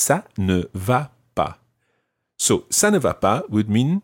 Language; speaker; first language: French; non-native, fluent; English